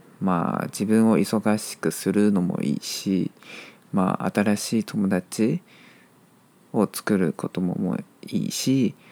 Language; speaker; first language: Japanese; non-native, fluent; Chinese